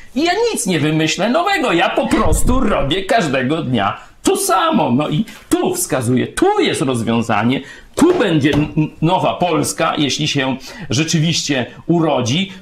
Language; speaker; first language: Polish; native; Polish